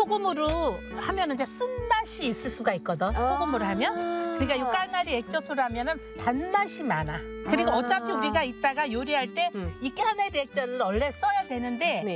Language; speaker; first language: Korean; native; Korean